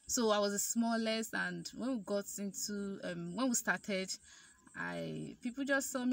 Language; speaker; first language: English; non-native, local second language; Igbo